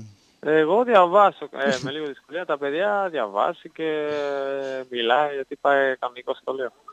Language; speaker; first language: Greek; non-native, learner; Spanish